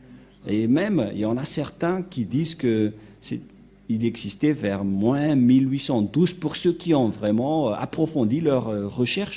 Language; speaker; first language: French; non-native, local second language; Malagasy